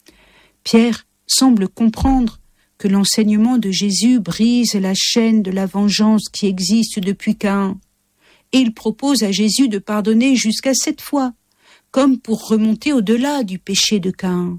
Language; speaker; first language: French; native; French